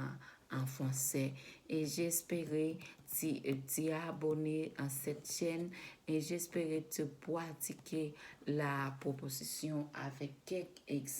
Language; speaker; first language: French; non-native, learner; Spanish